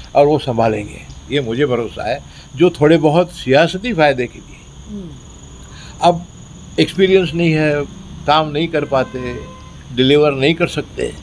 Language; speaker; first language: Hindi; native; Hindi